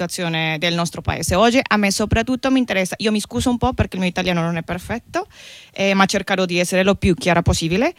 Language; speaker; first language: Italian; non-native, fluent; Spanish